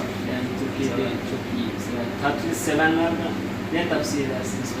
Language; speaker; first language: Turkish; non-native, learner; Somali